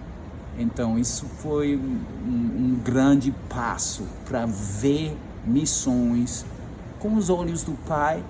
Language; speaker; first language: Portuguese; non-native, fluent; English